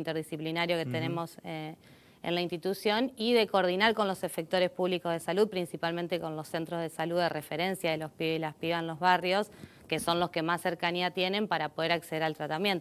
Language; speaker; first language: Spanish; native; Spanish